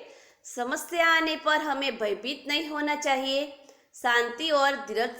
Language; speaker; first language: Hindi; non-native, local second language; Gujarati